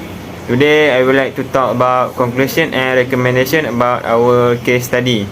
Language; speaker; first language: English; non-native, local second language; Malay